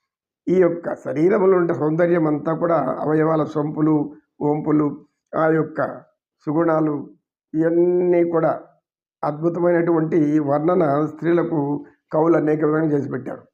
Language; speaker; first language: Telugu; native; Telugu